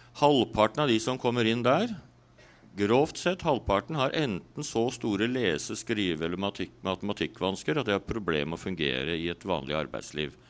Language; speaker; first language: Norwegian; native; Norwegian